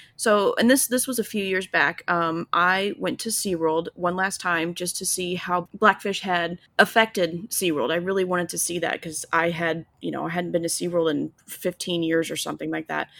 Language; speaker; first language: English; native; English